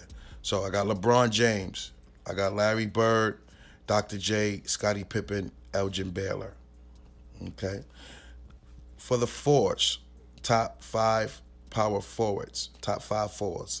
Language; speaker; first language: English; native; English